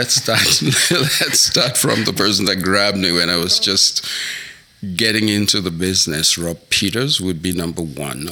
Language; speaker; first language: English; non-native, local second language; Yoruba